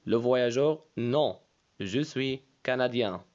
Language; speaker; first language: French; non-native, fluent; Arabic